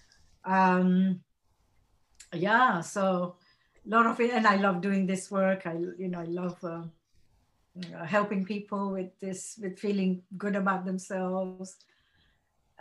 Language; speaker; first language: English; non-native, local second language; Gujarati